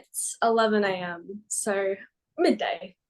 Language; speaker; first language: English; native; English